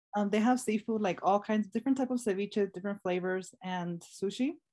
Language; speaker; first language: English; native; English